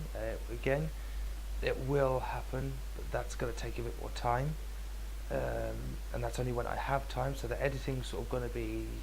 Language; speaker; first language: English; native; English